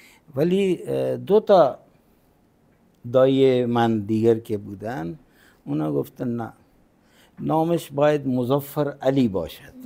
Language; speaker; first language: Persian; non-native, fluent; Punjabi